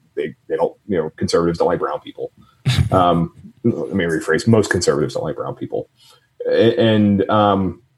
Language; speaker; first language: English; native; English